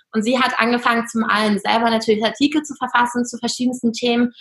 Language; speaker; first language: German; non-native, fluent; Russian